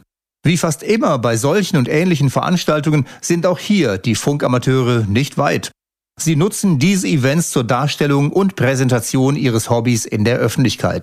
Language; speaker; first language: German; native; German